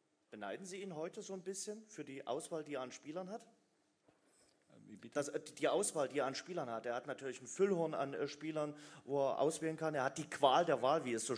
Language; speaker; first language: German; native; German